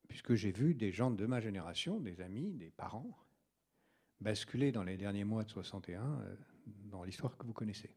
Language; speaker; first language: French; native; French